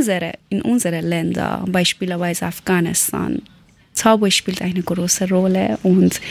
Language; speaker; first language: German; non-native, learner; Persian